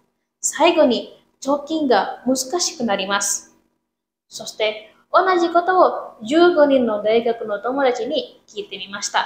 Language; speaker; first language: Japanese; non-native, learner; Indonesian